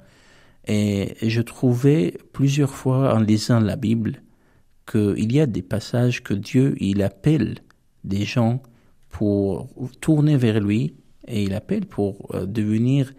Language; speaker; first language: French; non-native, fluent; Armenian